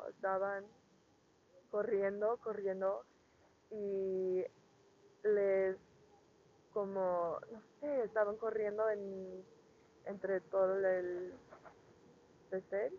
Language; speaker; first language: Spanish; non-native, learner; English